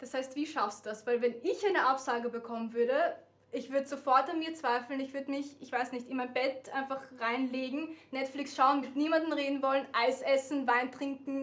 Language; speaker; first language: German; native; German